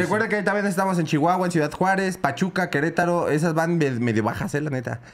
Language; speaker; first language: Spanish; native; Spanish